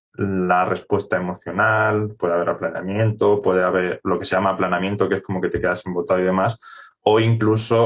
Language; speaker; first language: Spanish; native; Spanish